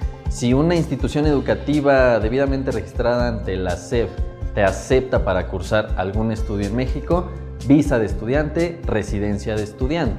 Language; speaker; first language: Spanish; native; Spanish